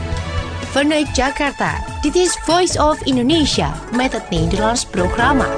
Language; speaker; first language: Dutch; non-native, fluent; Indonesian